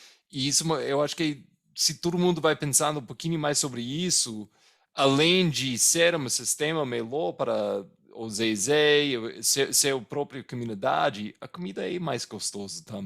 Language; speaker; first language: Portuguese; non-native, fluent; English